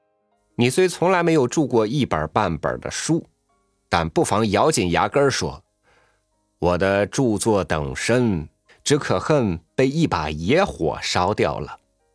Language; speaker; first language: Chinese; native; Chinese